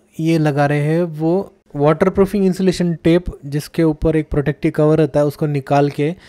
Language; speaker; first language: Hindi; native; Hindi